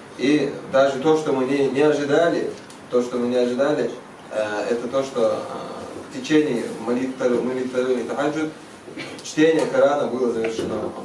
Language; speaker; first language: Russian; non-native, local second language; Chechen